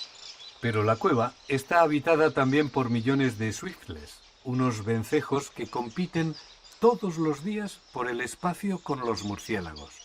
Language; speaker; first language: Spanish; native; Spanish